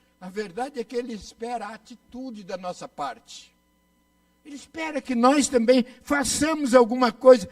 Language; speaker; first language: Portuguese; native; Portuguese